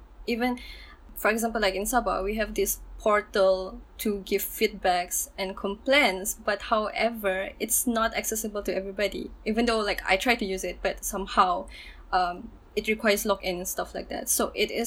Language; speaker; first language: English; non-native, local second language; Malay